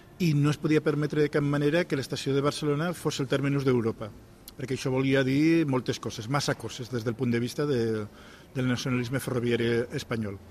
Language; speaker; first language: Catalan; non-native, local second language; Spanish